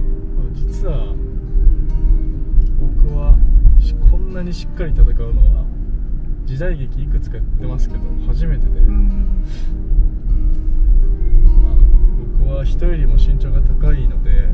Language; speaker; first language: Japanese; native; Japanese